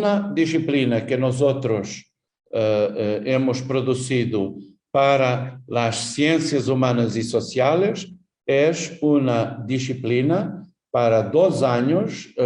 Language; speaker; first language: Spanish; non-native, fluent; Portuguese